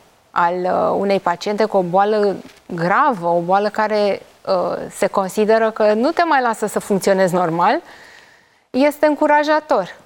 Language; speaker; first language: Romanian; native; Romanian